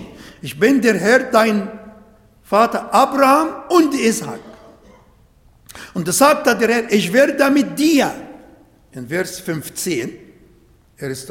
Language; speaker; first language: German; non-native, learner; Arabic